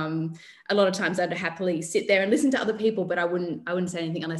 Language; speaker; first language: English; native; English